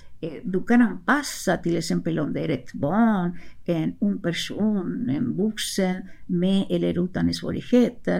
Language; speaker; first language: Swedish; non-native, fluent; Spanish